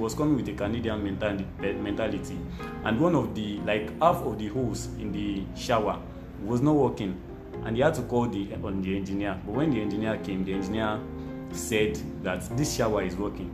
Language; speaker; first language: English; non-native, local second language; Yoruba